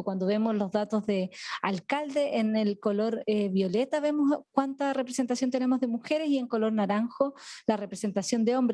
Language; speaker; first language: Spanish; native; Spanish